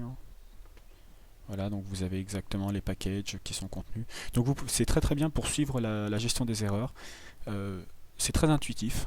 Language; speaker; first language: French; native; French